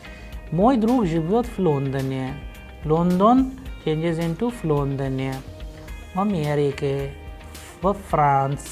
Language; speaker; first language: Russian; non-native, fluent; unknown